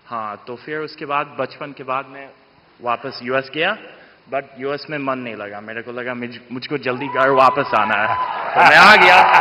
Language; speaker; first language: Hindi; non-native, fluent; English